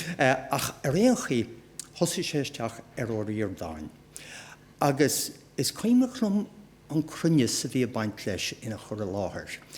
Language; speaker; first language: Irish; native; Irish